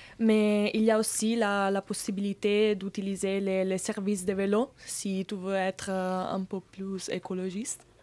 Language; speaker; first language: French; non-native, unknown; Italian